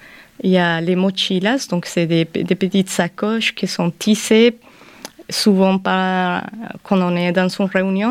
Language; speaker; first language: French; non-native, fluent; Spanish